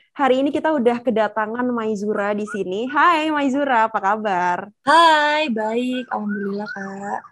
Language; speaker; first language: Indonesian; native; Indonesian